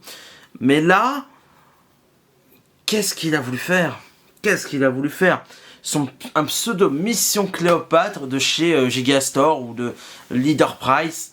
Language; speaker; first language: French; native; French